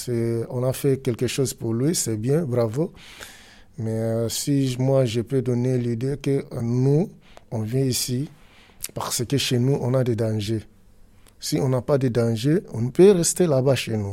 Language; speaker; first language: French; non-native, learner; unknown